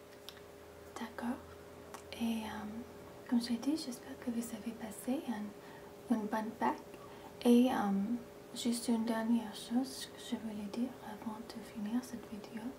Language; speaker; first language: French; non-native, fluent; English